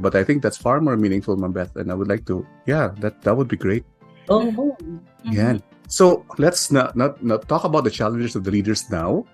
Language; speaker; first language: English; non-native, local second language; Filipino